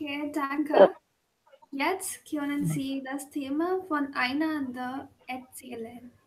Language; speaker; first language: German; non-native, fluent; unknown